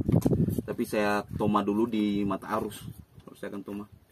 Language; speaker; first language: Indonesian; native; Indonesian